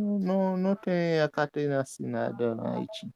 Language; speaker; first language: Portuguese; non-native, learner; Haitian Creole